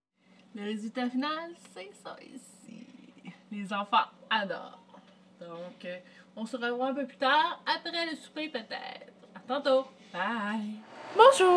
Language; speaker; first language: French; native; French